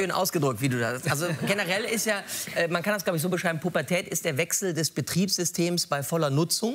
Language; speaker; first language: German; native; German